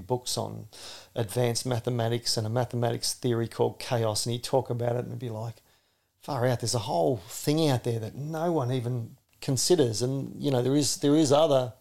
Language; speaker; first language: English; native; English